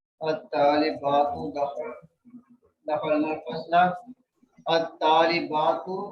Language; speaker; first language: Arabic; non-native, learner; Urdu